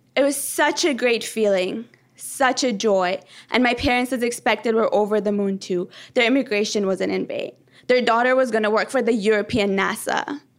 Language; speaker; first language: English; early bilingual, other home language; Persian